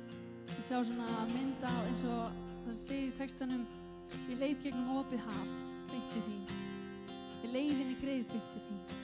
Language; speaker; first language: Icelandic; native; Icelandic